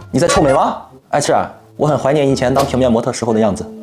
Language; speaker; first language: Chinese; native; Chinese